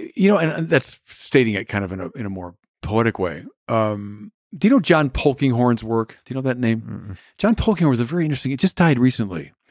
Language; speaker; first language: English; native; English